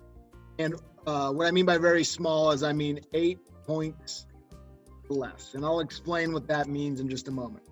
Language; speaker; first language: English; native; English